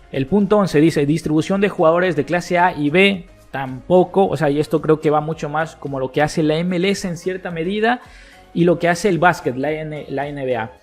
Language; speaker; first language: Spanish; native; Spanish